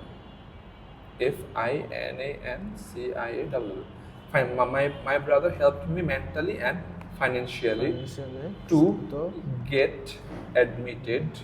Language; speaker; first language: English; non-native, local second language; Bangla